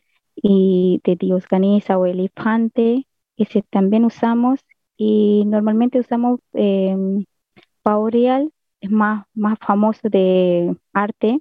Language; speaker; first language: Spanish; non-native, learner; Hindi